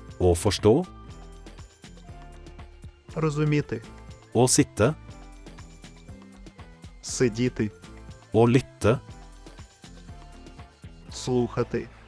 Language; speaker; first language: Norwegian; non-native, fluent; Ukrainian